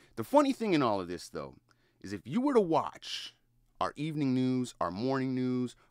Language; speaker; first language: English; native; English